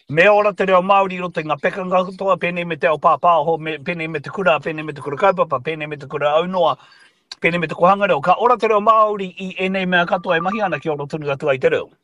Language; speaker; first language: Māori; non-native, local second language; English